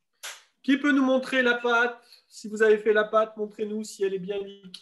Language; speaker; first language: French; native; French